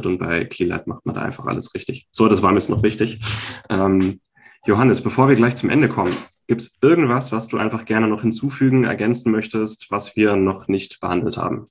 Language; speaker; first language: German; native; German